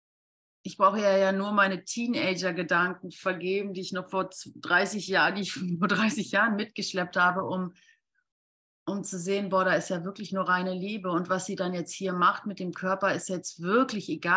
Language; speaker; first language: German; native; German